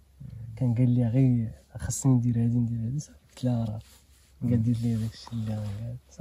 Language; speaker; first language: Arabic; native; Arabic